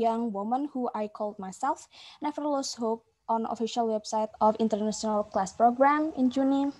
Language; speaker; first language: English; non-native, fluent; Indonesian